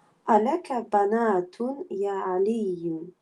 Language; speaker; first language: Arabic; non-native, learner; English